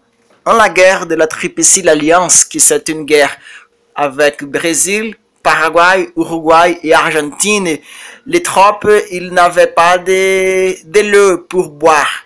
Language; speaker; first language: French; non-native, learner; Portuguese